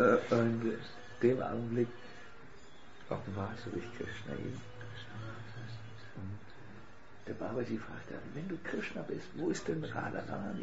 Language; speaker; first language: German; native; German